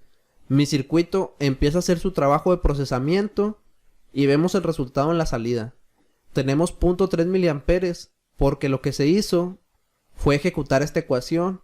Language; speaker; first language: Spanish; native; Spanish